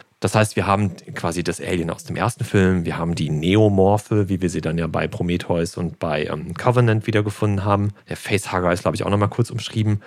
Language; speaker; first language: German; native; German